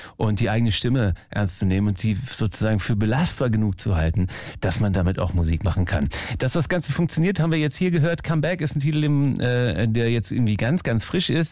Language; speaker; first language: German; native; German